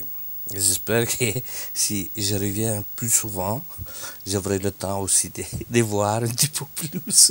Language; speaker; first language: French; non-native, fluent; Italian